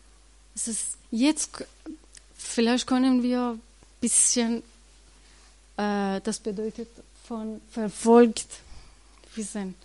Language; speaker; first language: German; non-native, learner; Persian